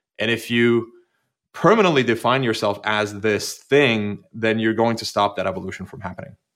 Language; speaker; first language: English; non-native, fluent; Turkish